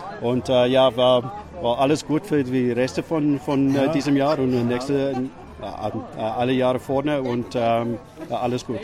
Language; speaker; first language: German; non-native, learner; English